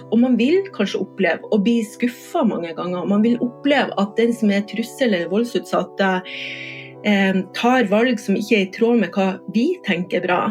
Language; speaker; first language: Norwegian; native; Norwegian